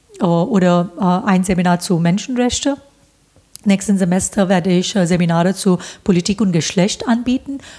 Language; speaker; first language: German; non-native, fluent; Hindi